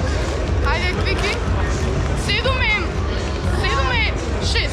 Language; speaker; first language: Macedonian; native; Macedonian